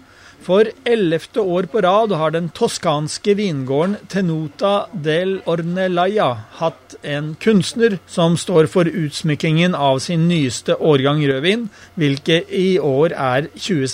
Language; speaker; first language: Norwegian; native; Norwegian